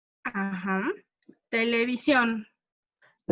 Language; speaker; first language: Spanish; non-native, fluent; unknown